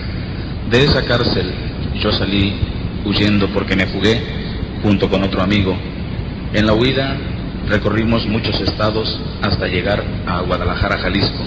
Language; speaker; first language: Spanish; native; Spanish